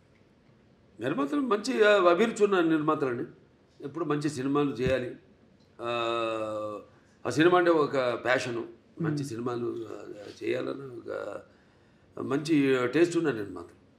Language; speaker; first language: Telugu; native; Telugu